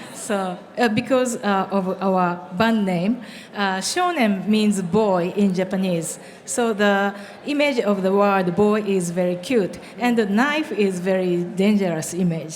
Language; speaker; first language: English; non-native, learner; Japanese